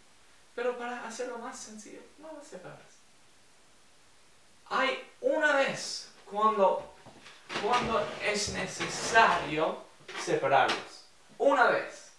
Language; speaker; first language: Spanish; non-native, fluent; English